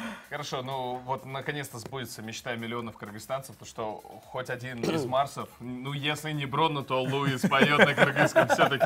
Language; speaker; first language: Russian; native; Russian